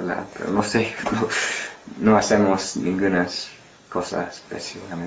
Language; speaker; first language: Spanish; non-native, learner; English